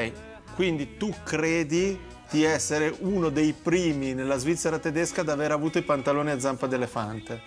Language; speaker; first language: Italian; native; Italian